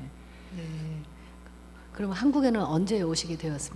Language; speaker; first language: Korean; native; Korean